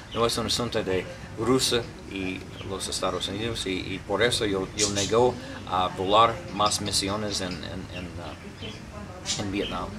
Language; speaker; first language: Spanish; non-native, learner; English